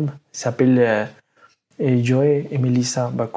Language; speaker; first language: French; non-native, learner; Spanish